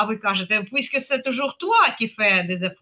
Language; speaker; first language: French; non-native, fluent; Ukrainian